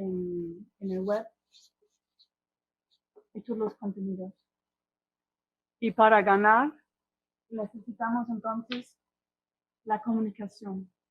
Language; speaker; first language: Spanish; non-native, fluent; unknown